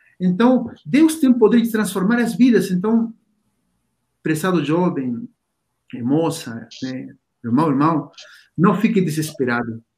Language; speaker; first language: Portuguese; non-native, fluent; Spanish